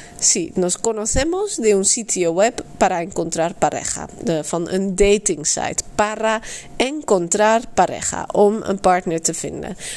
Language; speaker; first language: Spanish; non-native, fluent; Dutch